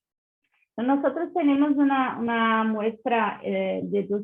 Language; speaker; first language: Spanish; non-native, learner; Portuguese